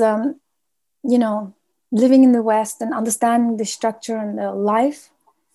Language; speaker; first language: English; native; English